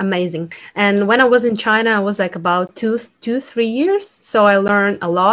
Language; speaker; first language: English; non-native, fluent; Ukrainian